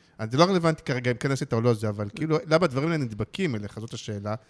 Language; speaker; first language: Hebrew; native; Hebrew